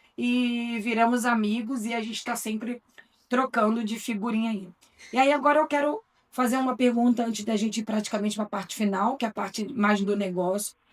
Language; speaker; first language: Portuguese; native; Portuguese